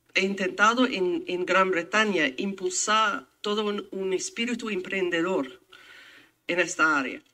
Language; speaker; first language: Spanish; non-native, fluent; English